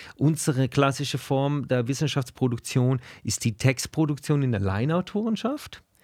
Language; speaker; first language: German; native; German